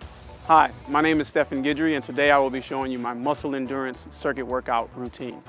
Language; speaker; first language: English; native; English